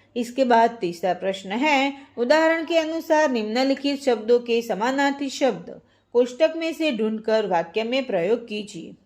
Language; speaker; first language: Hindi; non-native, local second language; Gujarati